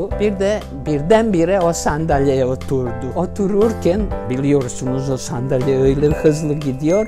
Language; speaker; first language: Turkish; non-native, fluent; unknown